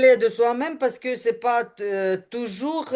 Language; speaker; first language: French; non-native, learner; Ukrainian